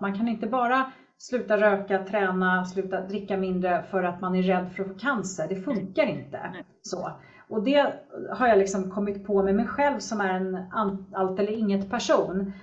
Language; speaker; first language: Swedish; native; Swedish